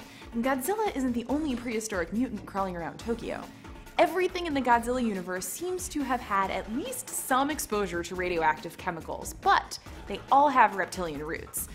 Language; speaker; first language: English; native; English